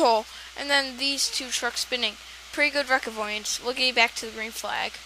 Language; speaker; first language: English; native; English